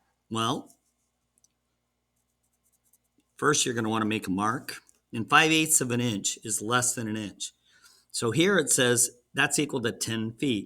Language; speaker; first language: English; native; English